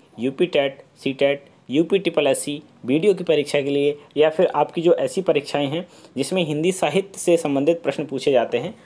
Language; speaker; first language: Hindi; native; Hindi